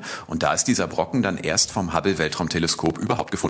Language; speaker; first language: German; native; German